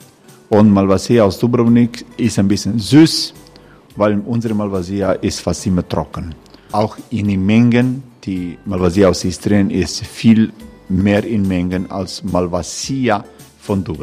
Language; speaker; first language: German; non-native, fluent; Croatian